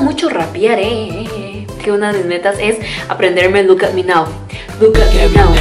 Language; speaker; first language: Spanish; early bilingual, other home language; Cantonese